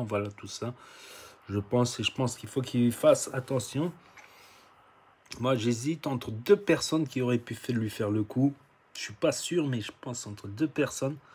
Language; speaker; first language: French; native; French